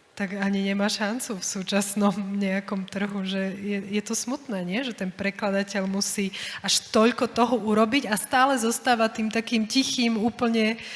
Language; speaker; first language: Slovak; native; Slovak